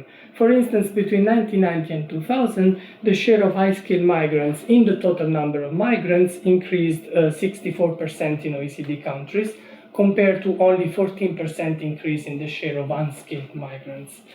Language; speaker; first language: English; non-native, fluent; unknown